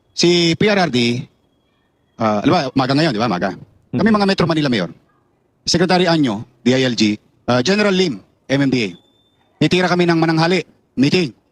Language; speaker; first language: Filipino; native; Filipino